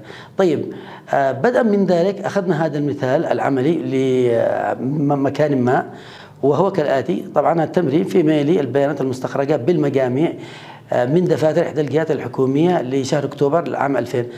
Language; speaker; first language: Arabic; native; Arabic